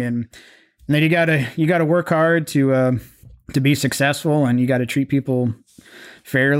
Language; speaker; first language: English; native; English